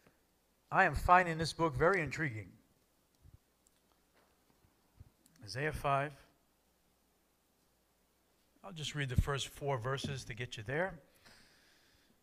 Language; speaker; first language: English; native; English